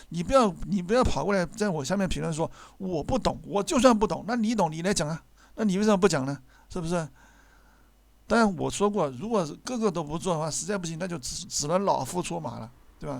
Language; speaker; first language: Chinese; native; Chinese